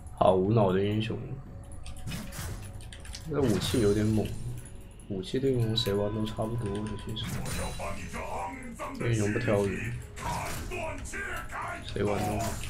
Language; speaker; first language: Chinese; native; Chinese